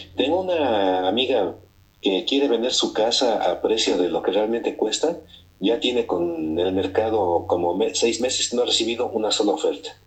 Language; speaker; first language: Spanish; native; Spanish